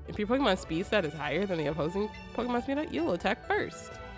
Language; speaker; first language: English; native; English